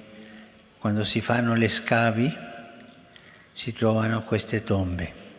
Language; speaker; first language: Italian; non-native, fluent; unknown